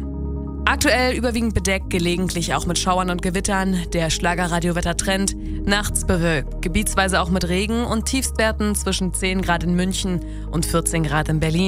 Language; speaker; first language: German; native; German